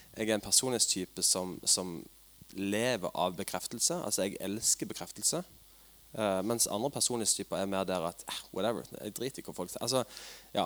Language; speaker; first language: Norwegian; native; Norwegian